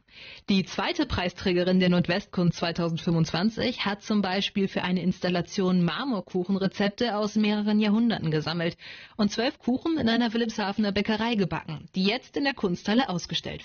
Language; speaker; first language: German; native; German